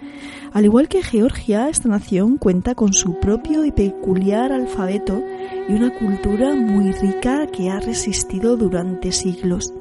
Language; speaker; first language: Spanish; native; Spanish